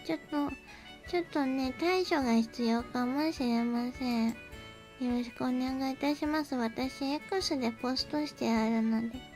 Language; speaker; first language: Japanese; native; Japanese